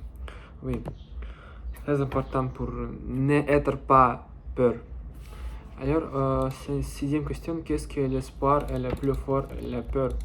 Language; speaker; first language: French; non-native, learner; Russian